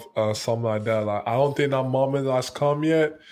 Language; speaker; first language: English; non-native, local second language; French